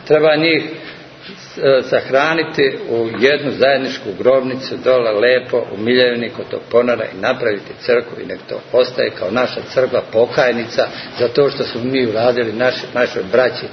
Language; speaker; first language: Serbian; native; Serbian